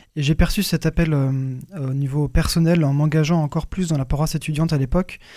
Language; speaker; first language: French; native; French